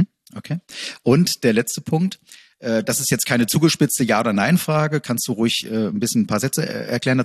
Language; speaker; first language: German; native; German